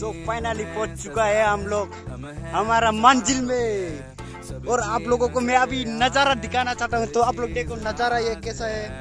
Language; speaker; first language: Hindi; non-native, local second language; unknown